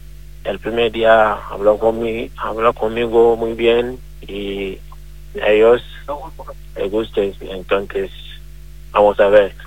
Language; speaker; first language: Spanish; non-native, learner; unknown